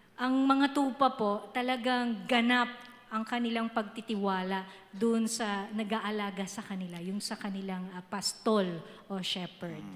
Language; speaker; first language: Filipino; native; Filipino